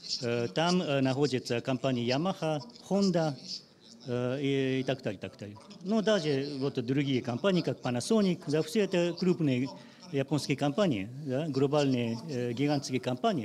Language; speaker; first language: Russian; non-native, learner; Japanese